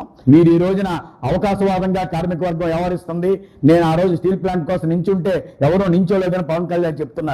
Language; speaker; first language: Telugu; native; Telugu